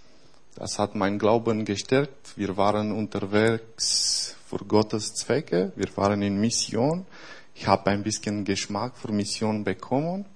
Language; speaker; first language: German; non-native, fluent; Romanian